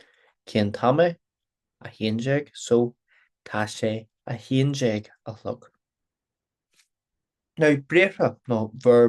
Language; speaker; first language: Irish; non-native, local second language; English